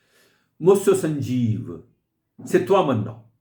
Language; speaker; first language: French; non-native, fluent; Hindi